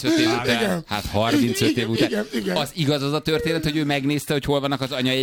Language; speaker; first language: Hungarian; native; Hungarian